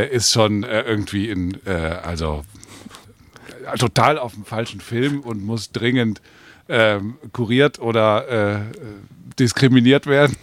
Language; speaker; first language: German; native; German